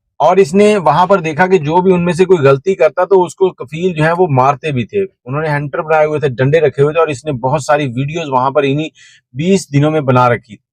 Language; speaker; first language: Urdu; non-native, local second language; Punjabi